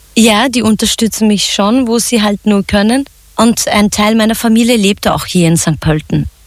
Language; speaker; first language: German; early bilingual, other home language; Zaza